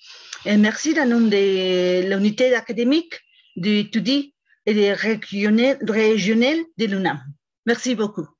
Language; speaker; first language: French; non-native, fluent; Spanish